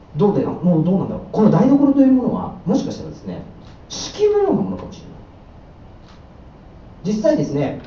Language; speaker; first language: Japanese; native; Japanese